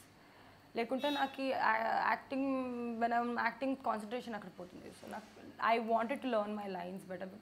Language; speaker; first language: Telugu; non-native, learner; Kannada